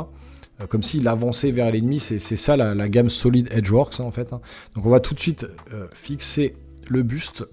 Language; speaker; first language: French; native; French